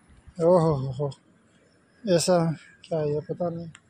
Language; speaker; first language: Hindi; non-native, local second language; Nepali